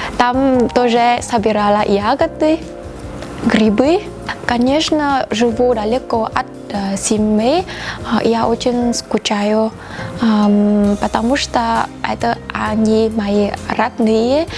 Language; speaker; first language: Russian; non-native, fluent; Vietnamese